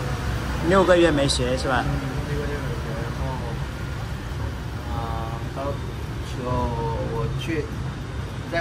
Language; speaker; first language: Chinese; non-native, learner; Vietnamese